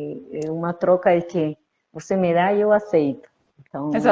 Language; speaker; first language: Portuguese; non-native, fluent; Spanish